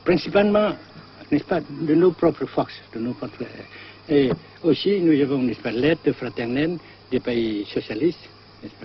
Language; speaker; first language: French; non-native, fluent; Vietnamese